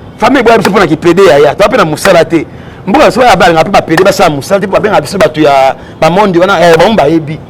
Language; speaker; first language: Lingala; non-native, local second language; Mongo